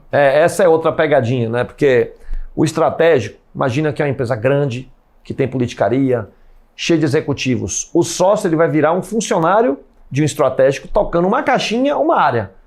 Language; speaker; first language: Portuguese; native; Portuguese